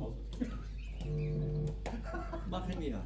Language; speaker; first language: German; non-native, learner; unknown